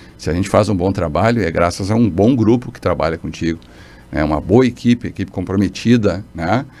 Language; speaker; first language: Portuguese; native; Portuguese